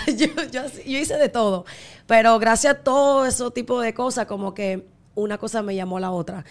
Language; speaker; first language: Spanish; early bilingual, heritage; Spanish